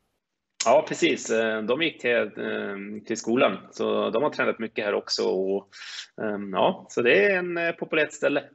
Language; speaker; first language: Swedish; non-native, fluent; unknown